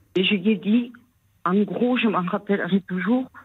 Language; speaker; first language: French; native; French